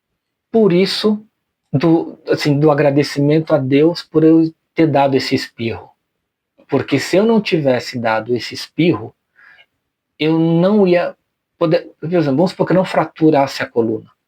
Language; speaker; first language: Portuguese; native; Portuguese